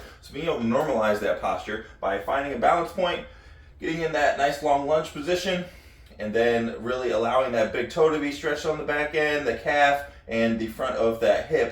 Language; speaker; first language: English; native; English